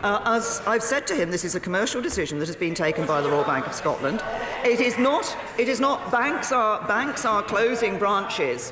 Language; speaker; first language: English; native; English